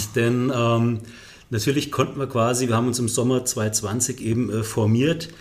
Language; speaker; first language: German; native; German